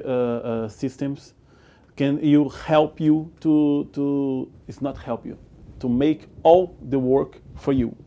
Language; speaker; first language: English; non-native, learner; Portuguese